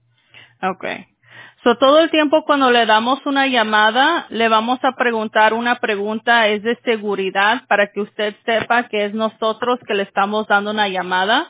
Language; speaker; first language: Spanish; early bilingual, heritage; Spanish